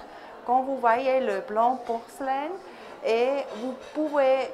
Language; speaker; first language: French; non-native, learner; German